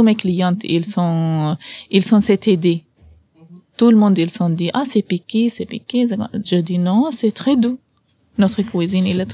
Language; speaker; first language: French; non-native, learner; Arabic